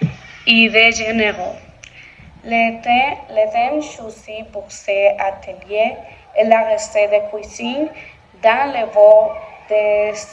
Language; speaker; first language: French; non-native, learner; Spanish